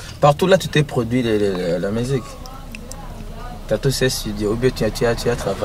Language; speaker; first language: French; non-native, local second language; Rundi